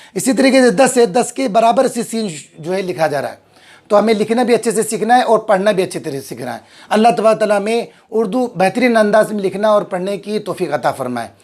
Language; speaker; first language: Hindi; native; Hindi